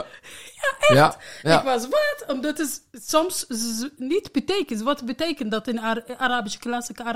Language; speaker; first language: Dutch; non-native, learner; Arabic